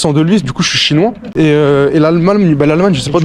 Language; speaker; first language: French; native; French